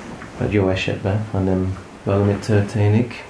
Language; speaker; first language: Hungarian; non-native, learner; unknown